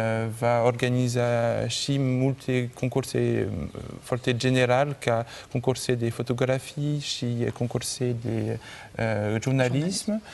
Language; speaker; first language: Romanian; non-native, learner; French